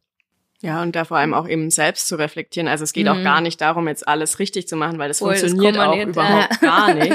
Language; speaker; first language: German; native; German